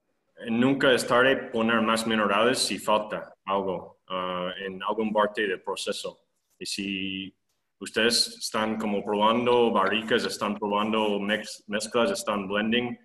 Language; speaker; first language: Spanish; non-native, fluent; English